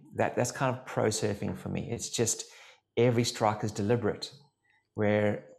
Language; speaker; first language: English; native; English